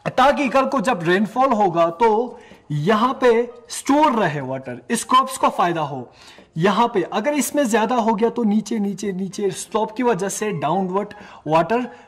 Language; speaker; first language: Hindi; non-native, local second language; Ladakhi